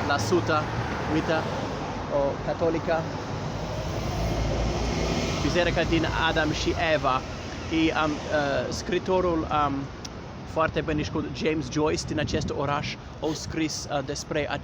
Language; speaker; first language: Romanian; non-native, learner; English